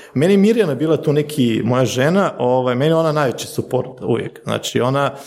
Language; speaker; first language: Croatian; early bilingual, heritage; Slovenian